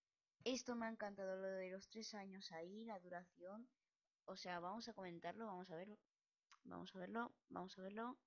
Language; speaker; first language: Spanish; native; Spanish